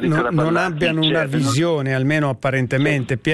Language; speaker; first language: Italian; native; Italian